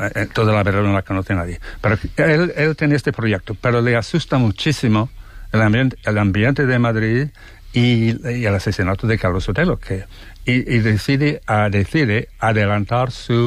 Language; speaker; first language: Spanish; non-native, fluent; English